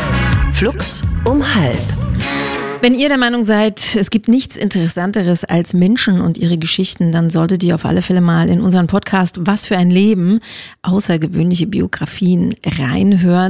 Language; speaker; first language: German; native; German